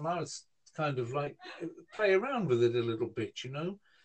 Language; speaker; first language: English; native; English